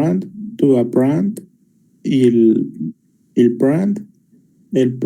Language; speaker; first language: French; non-native, learner; Spanish